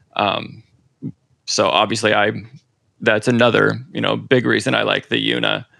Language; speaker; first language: English; native; English